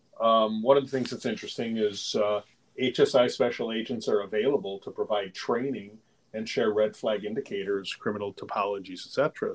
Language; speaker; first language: English; native; English